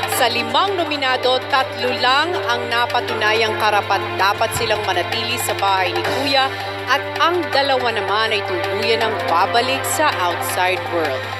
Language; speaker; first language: Filipino; native; Filipino